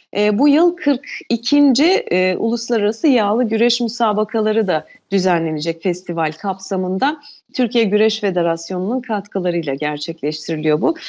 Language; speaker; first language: Turkish; non-native, local second language; Albanian